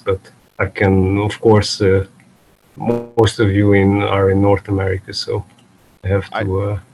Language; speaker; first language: English; native; English